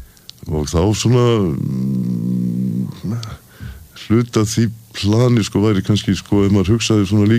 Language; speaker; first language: Icelandic; native; Icelandic